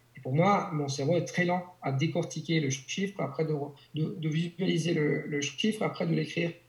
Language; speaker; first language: French; non-native, fluent; Italian